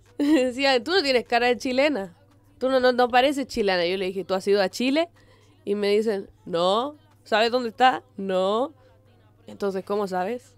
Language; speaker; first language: Spanish; native; Spanish